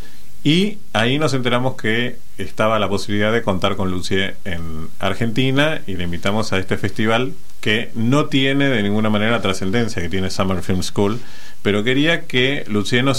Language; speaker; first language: Spanish; native; Spanish